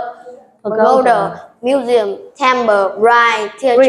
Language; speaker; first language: English; non-native, learner; Vietnamese